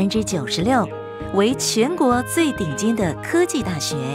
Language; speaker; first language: Chinese; native; Chinese